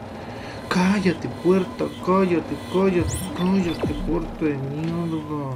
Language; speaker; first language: Spanish; native; Spanish